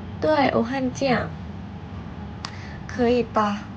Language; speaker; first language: Chinese; non-native, learner; Thai